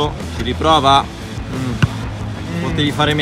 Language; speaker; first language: Italian; native; Italian